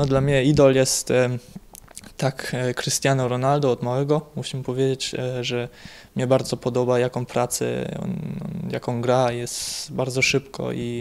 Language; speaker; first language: Polish; early bilingual, heritage; Polish